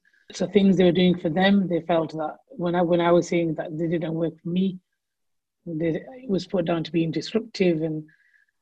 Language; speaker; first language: English; native; English